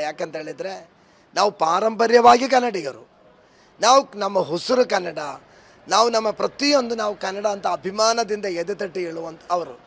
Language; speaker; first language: Kannada; native; Kannada